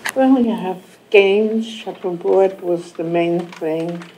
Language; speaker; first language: English; non-native, fluent; German